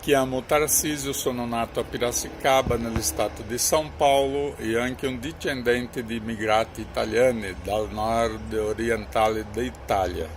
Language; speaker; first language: Italian; non-native, learner; Portuguese